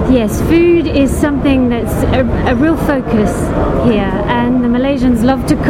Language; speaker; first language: English; native; English